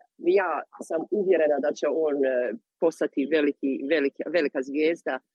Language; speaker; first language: Croatian; early bilingual, heritage; Croatian